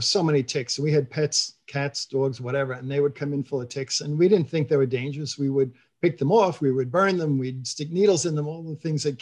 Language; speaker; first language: English; native; English